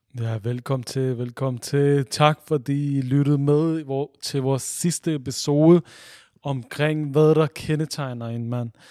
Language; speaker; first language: Danish; early bilingual, other home language; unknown